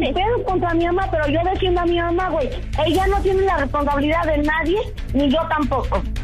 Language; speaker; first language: Spanish; native; Spanish